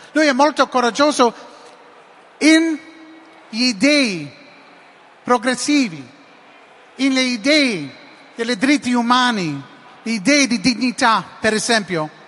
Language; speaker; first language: Italian; non-native, learner; English